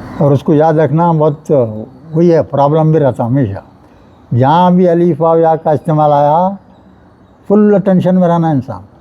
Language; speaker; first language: Urdu; native; Urdu